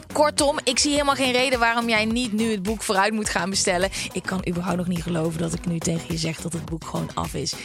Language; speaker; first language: Dutch; native; Dutch